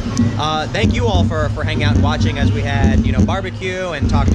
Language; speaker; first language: English; native; English